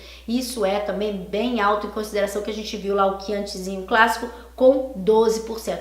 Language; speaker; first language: Portuguese; native; Portuguese